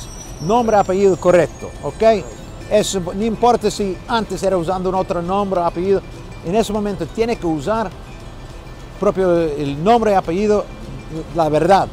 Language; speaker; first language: Spanish; non-native, fluent; English